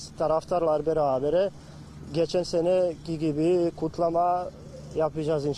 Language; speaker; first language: Turkish; non-native, learner; Bosnian